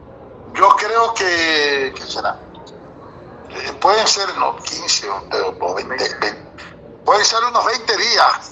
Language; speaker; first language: Spanish; native; Spanish